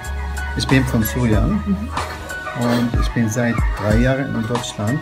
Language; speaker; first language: German; non-native, learner; Arabic